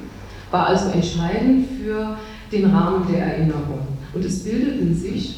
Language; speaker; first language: German; native; German